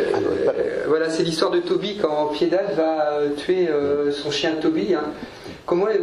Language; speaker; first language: French; native; French